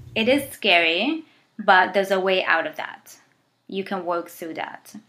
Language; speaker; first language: English; non-native, fluent; Italian